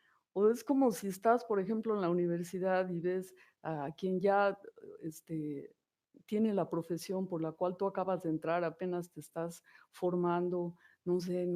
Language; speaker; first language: Spanish; native; Spanish